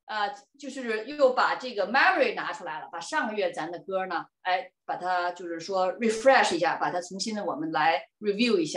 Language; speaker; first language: Chinese; native; Chinese